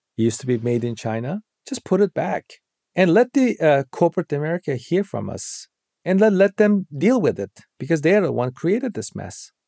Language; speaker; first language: English; non-native, fluent; Uyghur